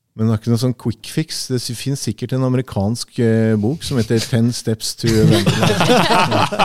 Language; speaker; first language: Norwegian; early bilingual, heritage; Norwegian